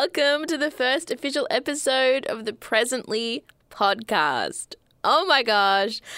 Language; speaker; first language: English; native; English